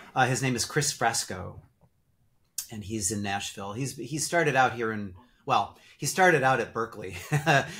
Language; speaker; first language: English; native; English